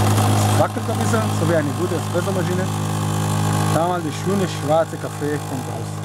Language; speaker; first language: German; non-native, learner; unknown